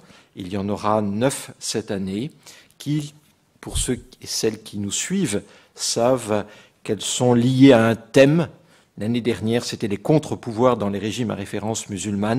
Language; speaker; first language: French; native; French